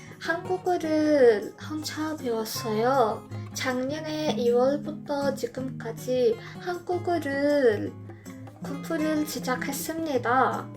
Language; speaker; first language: Korean; non-native, learner; Arabic